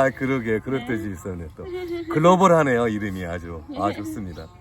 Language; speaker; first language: Korean; native; Korean